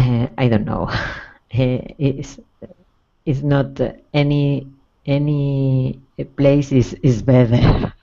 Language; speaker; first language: English; non-native, learner; Spanish